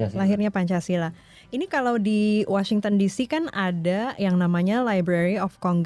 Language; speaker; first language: Indonesian; native; Indonesian